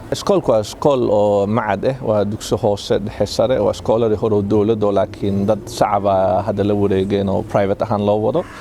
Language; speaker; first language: Somali; early bilingual, heritage; Somali